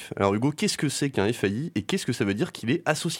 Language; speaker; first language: French; native; French